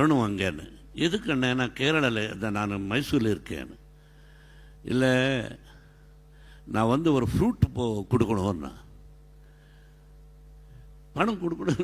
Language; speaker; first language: Tamil; non-native, learner; Telugu